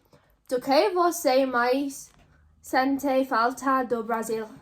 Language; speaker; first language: Portuguese; non-native, learner; English